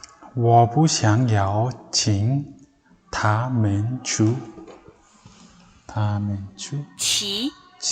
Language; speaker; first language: Chinese; non-native, fluent; Mongolian